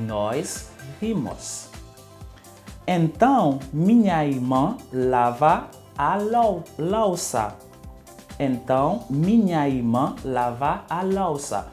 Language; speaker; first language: Portuguese; non-native, learner; Haitian Creole